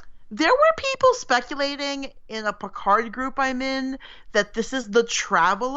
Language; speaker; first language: English; native; English